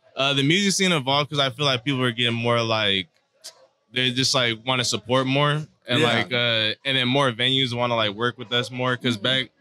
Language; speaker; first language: English; native; English